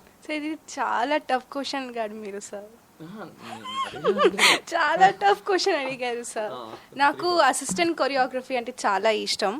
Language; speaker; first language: Telugu; non-native, learner; Hindi